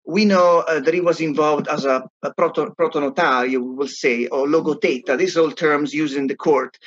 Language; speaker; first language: English; non-native, fluent; Italian